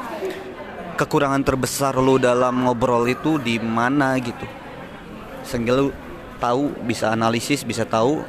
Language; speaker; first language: Indonesian; native; Indonesian